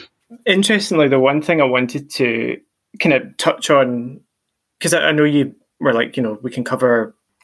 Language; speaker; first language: English; native; English